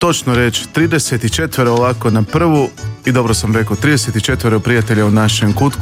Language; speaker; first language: Croatian; native; Croatian